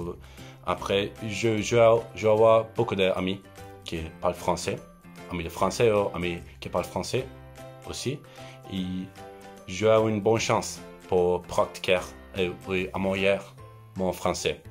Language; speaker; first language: French; non-native, learner; Turkish